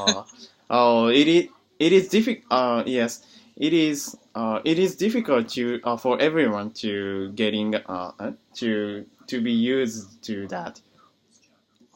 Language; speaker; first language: English; non-native, learner; Japanese